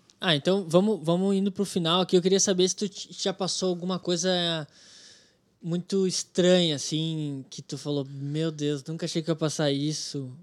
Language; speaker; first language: Portuguese; native; Portuguese